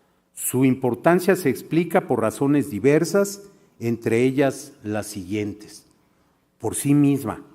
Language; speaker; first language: Spanish; native; Spanish